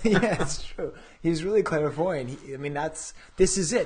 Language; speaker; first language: English; native; English